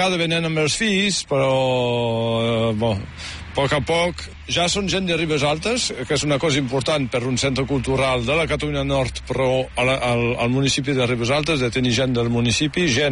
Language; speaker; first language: Catalan; native; Catalan